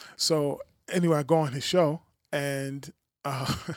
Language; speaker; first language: English; native; English